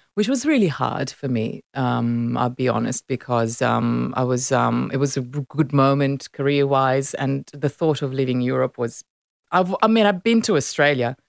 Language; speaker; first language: English; non-native, fluent; Italian